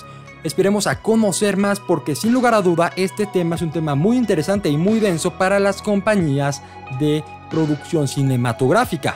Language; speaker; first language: Spanish; native; Spanish